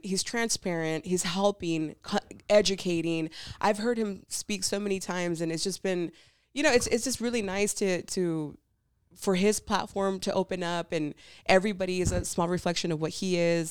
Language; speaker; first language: English; early bilingual, other home language; Spanish